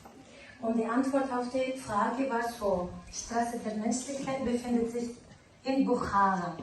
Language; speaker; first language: German; non-native, learner; Tajik